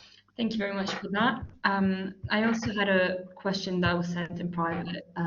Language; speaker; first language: English; native; English